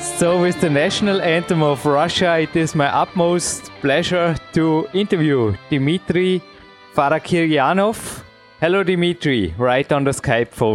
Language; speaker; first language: English; non-native, fluent; German